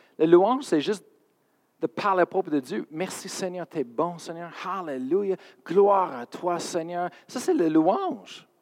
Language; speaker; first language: French; non-native, fluent; English